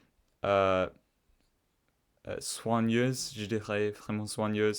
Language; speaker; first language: French; non-native, learner; English